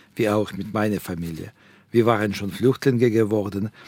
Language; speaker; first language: German; non-native, fluent; Russian